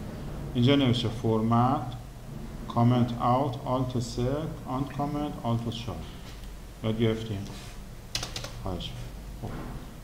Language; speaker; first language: Persian; native; Persian